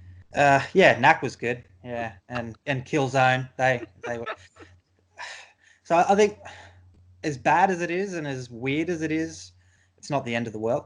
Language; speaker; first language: English; native; English